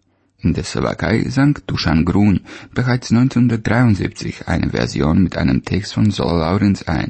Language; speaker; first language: German; native; German